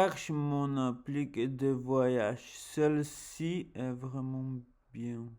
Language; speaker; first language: French; non-native, learner; English